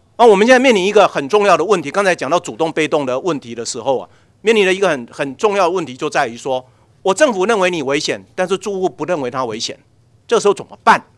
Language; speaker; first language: Chinese; native; Chinese